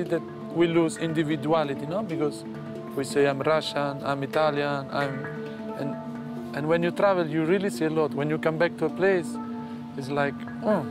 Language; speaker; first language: English; non-native, fluent; Italian